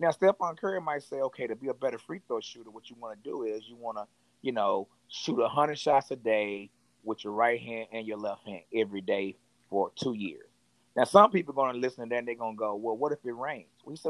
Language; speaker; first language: English; native; English